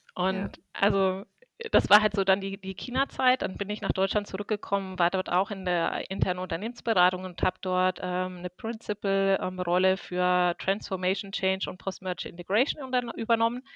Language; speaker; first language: German; native; German